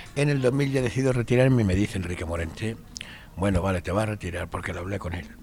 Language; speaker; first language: Spanish; native; Spanish